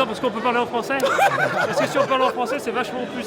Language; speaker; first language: French; native; French